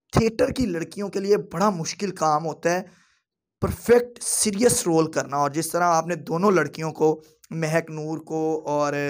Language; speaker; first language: Urdu; non-native, local second language; Punjabi